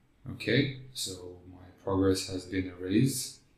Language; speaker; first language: English; native; English